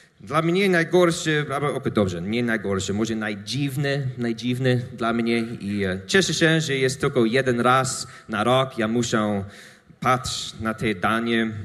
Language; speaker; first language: Polish; non-native, learner; English